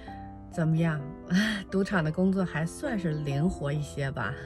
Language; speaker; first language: Chinese; native; Chinese